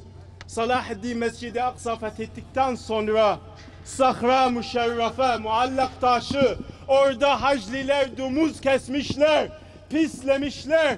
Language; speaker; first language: Turkish; non-native, fluent; Arabic